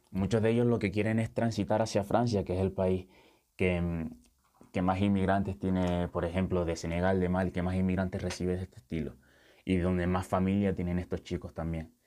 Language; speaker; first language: Spanish; early bilingual, other home language; Wolof